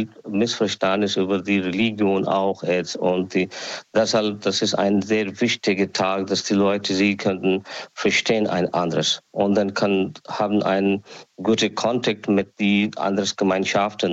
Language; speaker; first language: German; non-native, learner; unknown